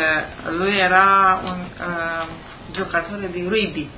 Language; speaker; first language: Italian; early bilingual, heritage; Italian